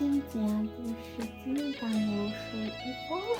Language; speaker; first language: Chinese; non-native, learner; Russian